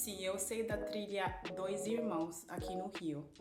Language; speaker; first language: Portuguese; non-native, fluent; English